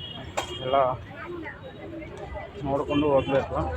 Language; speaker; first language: Kannada; non-native, learner; Telugu